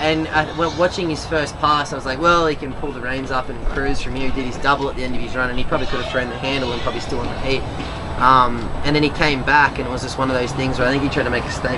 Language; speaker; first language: English; native; English